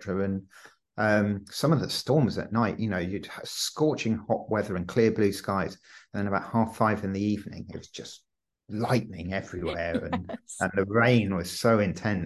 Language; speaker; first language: English; native; English